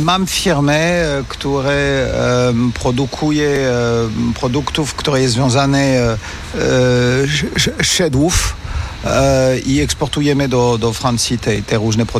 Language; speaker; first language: Polish; non-native, fluent; French